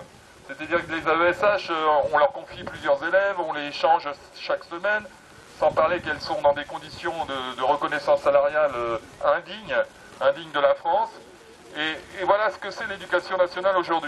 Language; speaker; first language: French; native; French